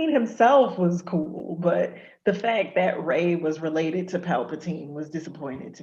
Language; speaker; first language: English; native; English